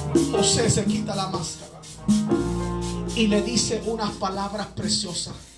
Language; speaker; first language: Spanish; early bilingual, heritage; Spanish